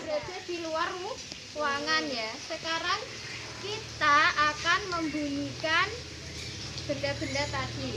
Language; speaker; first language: Indonesian; native; Indonesian